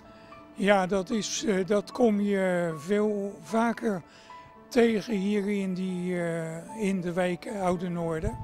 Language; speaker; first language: Dutch; native; Dutch